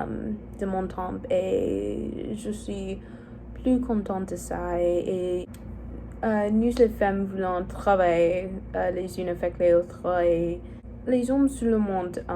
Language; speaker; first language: French; non-native, learner; English